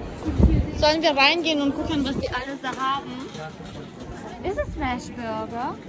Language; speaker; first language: German; non-native, learner; Lithuanian